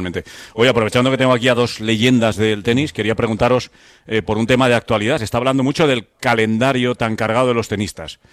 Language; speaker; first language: Spanish; native; Spanish